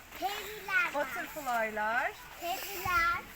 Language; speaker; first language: Turkish; early bilingual, heritage; Turkish